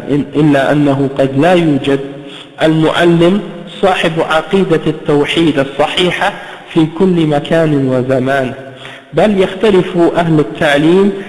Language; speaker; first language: Arabic; non-native, fluent; French